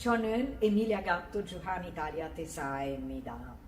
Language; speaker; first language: Korean; non-native, learner; Italian